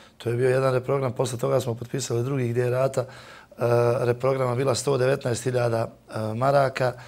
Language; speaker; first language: Bosnian; native; Bosnian